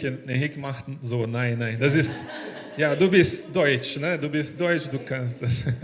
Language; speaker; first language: German; non-native, fluent; Portuguese